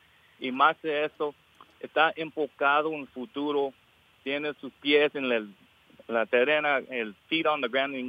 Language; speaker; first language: Spanish; early bilingual, heritage; English